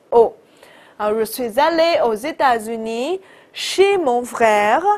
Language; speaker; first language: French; non-native, fluent; Chinese